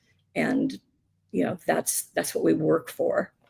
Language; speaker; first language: English; native; English